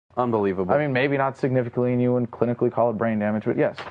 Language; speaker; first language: English; native; English